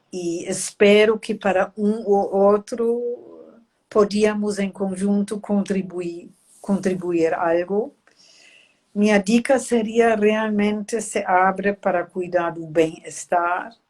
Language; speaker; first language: Portuguese; non-native, fluent; German